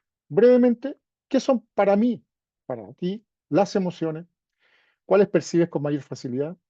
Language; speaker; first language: Spanish; native; Spanish